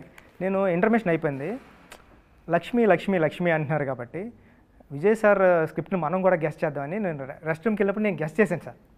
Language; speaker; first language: Telugu; native; Telugu